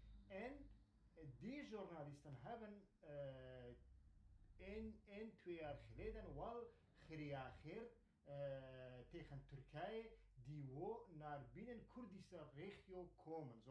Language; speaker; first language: Dutch; non-native, fluent; Kurdish